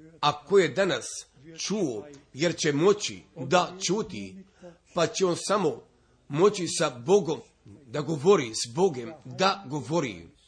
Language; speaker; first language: Serbian; early bilingual, heritage; Serbian